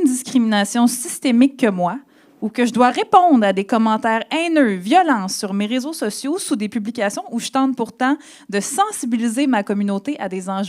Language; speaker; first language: French; native; French